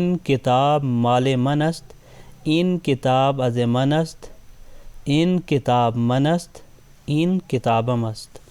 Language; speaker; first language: Persian; non-native, fluent; Urdu